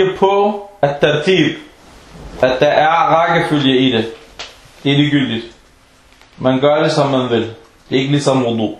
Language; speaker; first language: Danish; non-native, fluent; Arabic